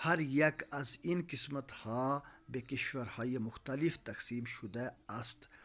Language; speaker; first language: Persian; non-native, fluent; Urdu